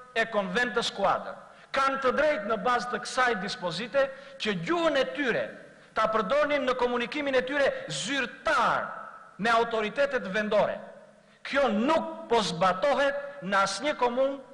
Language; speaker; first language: Albanian; non-native, local second language; Greek